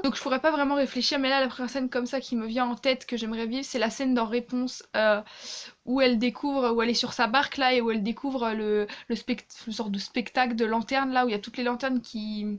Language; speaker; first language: French; native; French